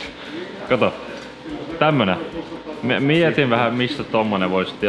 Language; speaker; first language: Finnish; non-native, fluent; Swedish